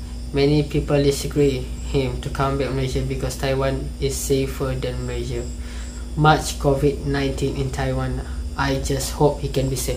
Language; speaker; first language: English; non-native, local second language; Malay